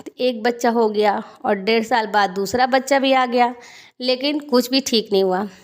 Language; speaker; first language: Hindi; native; Hindi